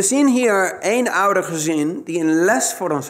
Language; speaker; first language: Dutch; non-native, fluent; Spanish